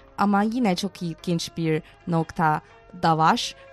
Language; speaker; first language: Turkish; non-native, fluent; Chinese